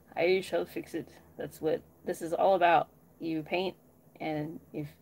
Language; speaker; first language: English; native; English